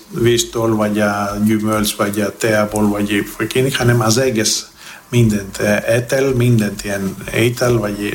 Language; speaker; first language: Hungarian; non-native, fluent; Greek